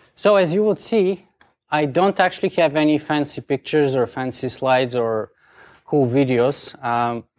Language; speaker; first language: English; non-native, fluent; Bulgarian